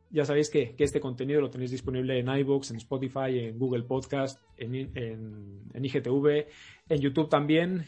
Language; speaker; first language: Spanish; native; Spanish